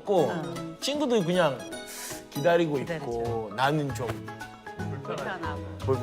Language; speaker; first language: Korean; non-native, learner; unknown